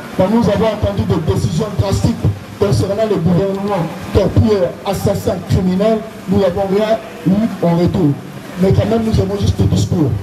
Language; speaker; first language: French; non-native, local second language; Lingala